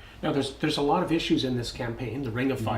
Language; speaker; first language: English; native; English